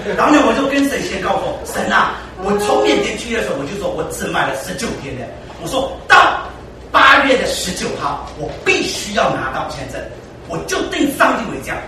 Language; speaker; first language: Chinese; early bilingual, heritage; Chinese